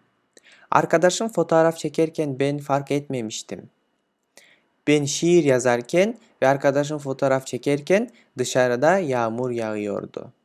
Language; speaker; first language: Turkish; non-native, fluent; Kyrgyz